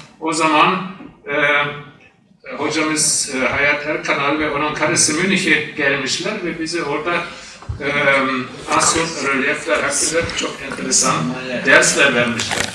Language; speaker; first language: Turkish; non-native, fluent; German